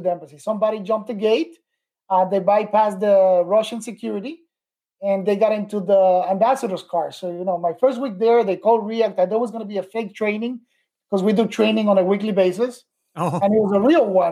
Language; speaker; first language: English; native; English